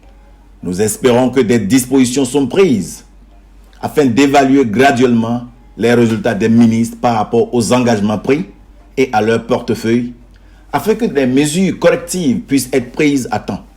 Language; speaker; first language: French; native; French